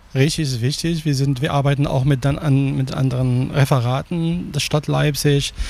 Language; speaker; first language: German; non-native, fluent; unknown